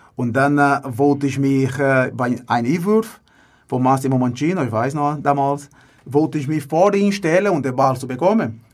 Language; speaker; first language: German; non-native, fluent; Portuguese